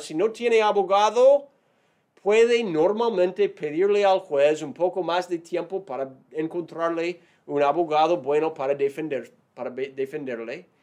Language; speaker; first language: Spanish; non-native, fluent; English